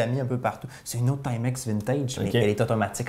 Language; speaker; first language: French; native; French